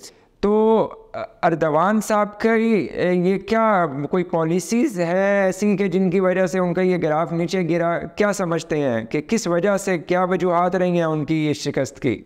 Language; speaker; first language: Urdu; native; Urdu